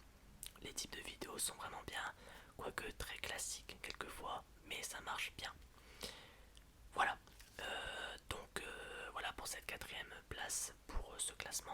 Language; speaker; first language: French; native; French